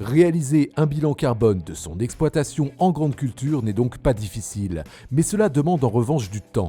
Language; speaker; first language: French; native; French